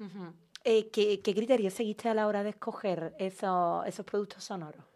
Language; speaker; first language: Spanish; native; Spanish